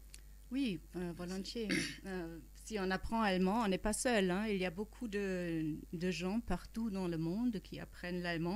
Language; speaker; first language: French; non-native, fluent; German